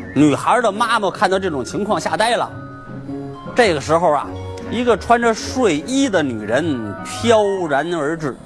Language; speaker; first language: Chinese; native; Chinese